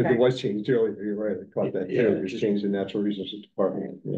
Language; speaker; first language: English; native; English